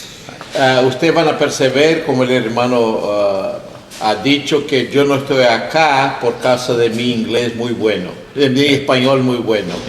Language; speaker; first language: Spanish; non-native, learner; English